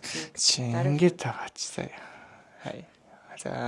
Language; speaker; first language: Mongolian; non-native, learner; Japanese